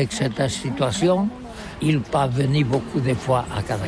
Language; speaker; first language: French; non-native, learner; Catalan